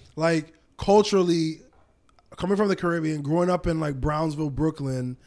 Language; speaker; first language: English; native; English